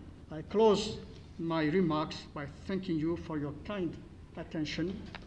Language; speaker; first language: English; non-native, fluent; Arabic